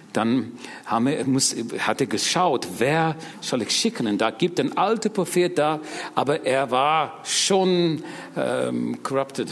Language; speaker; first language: German; non-native, learner; English